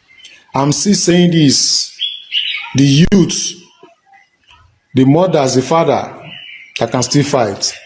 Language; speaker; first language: Nigerian Pidgin; non-native, local second language; Igbo